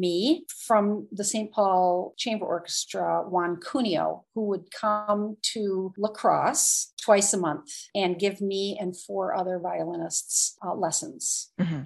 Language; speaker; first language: English; native; English